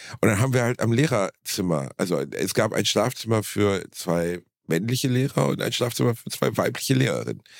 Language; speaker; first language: German; native; German